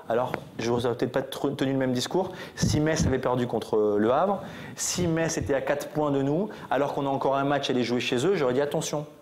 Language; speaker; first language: French; native; French